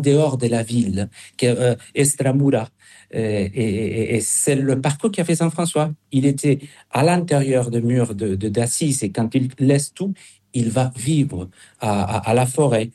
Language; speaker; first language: French; non-native, fluent; Spanish